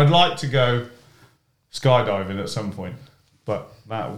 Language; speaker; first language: English; native; English